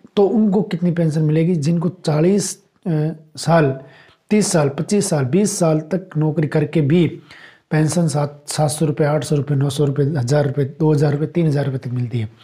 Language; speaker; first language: Hindi; native; Hindi